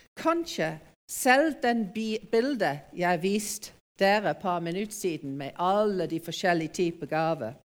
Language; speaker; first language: Norwegian; non-native, fluent; English